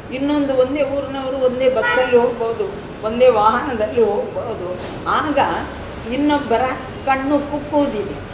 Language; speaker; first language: Kannada; non-native, local second language; Tulu